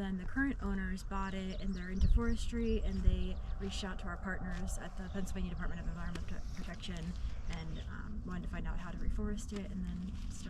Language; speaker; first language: English; native; English